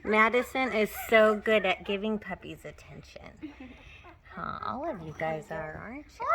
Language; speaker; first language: English; native; English